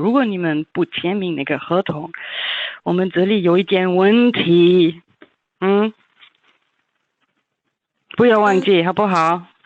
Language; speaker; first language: Chinese; non-native, fluent; German